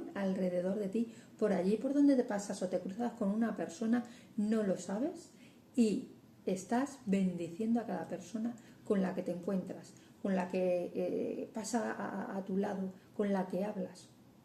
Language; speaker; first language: Spanish; native; Spanish